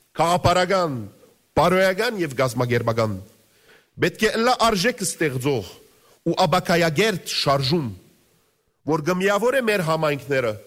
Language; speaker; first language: Armenian; early bilingual, heritage; Armenian